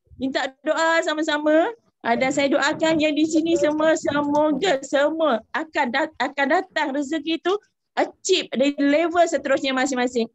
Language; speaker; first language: Malay; native; Malay